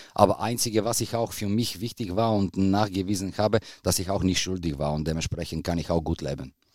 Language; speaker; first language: German; non-native, fluent; Bulgarian